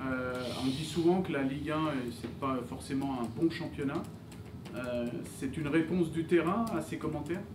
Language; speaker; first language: French; native; French